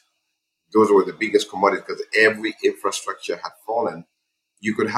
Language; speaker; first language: English; non-native, local second language; Ganda